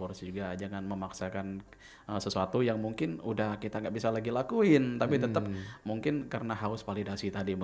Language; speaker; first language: Indonesian; native; Indonesian